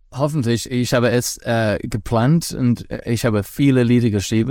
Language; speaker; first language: German; non-native, learner; English